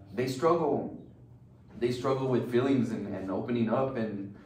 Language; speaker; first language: English; early bilingual, other home language; Spanish